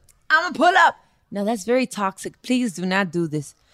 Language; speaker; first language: English; early bilingual, other home language; Spanish